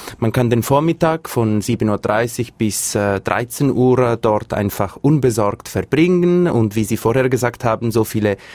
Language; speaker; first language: German; non-native, local second language; Italian